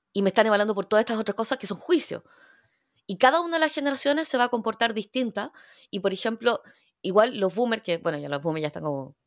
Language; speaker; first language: Spanish; early bilingual, other home language; Korean